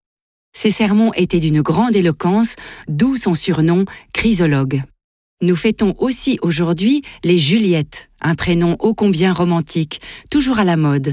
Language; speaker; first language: French; native; French